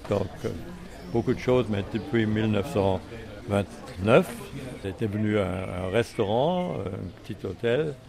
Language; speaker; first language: French; non-native, fluent; German